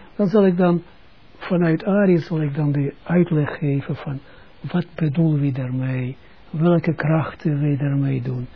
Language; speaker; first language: Dutch; non-native, fluent; Russian